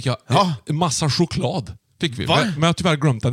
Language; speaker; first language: Swedish; native; Swedish